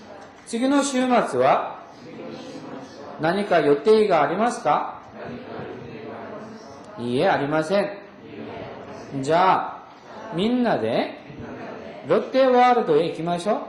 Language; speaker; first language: Japanese; non-native, fluent; Korean